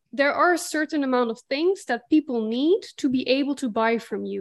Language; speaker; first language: English; non-native, fluent; Dutch